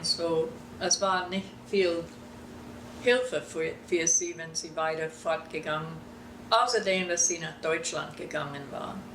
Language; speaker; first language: German; early bilingual, heritage; German